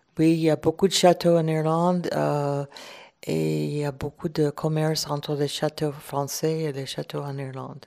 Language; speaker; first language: French; non-native, fluent; English